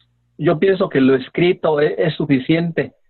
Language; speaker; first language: Spanish; native; Spanish